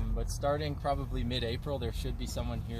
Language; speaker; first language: English; native; English